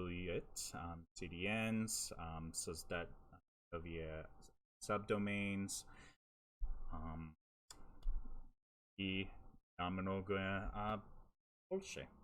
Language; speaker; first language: Russian; non-native, learner; English